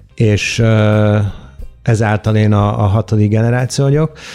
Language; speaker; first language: Hungarian; non-native, fluent; Italian